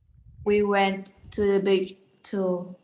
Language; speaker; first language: English; non-native, learner; Vietnamese